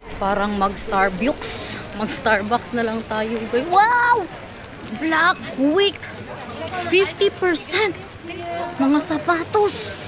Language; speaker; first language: Filipino; non-native, local second language; Cebuano